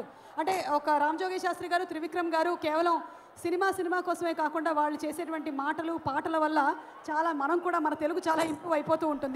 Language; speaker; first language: Telugu; native; Telugu